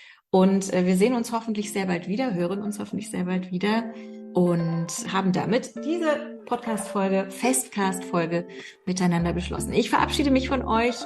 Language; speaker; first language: German; native; German